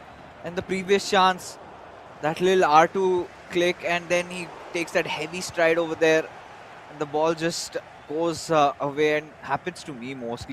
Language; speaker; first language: English; non-native, local second language; Hindi